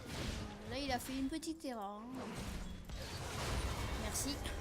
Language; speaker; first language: French; native; French